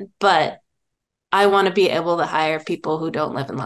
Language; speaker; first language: English; native; English